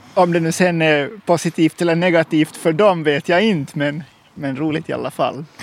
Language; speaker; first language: Swedish; native; Swedish